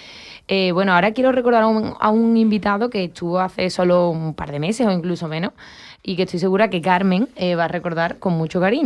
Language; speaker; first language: Spanish; native; Spanish